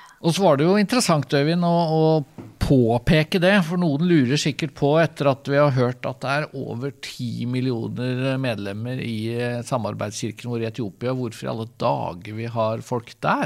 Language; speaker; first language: Norwegian; native; Norwegian